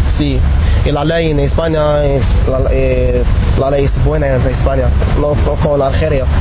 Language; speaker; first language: Spanish; non-native, learner; Arabic